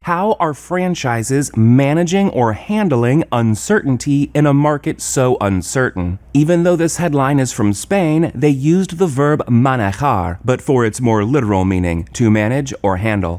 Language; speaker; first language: English; native; English